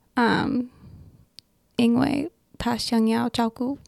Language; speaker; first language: Chinese; non-native, learner; English